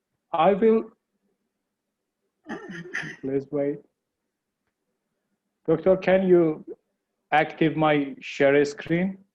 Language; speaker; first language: English; non-native, learner; Persian